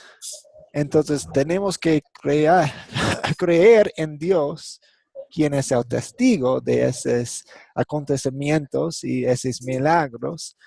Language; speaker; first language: Spanish; non-native, fluent; English